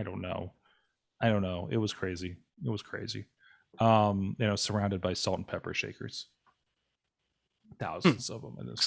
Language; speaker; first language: English; native; English